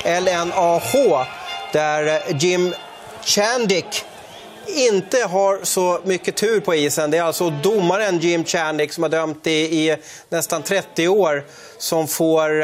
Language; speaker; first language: Swedish; native; Swedish